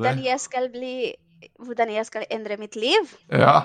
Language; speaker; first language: Norwegian; non-native, fluent; Bangla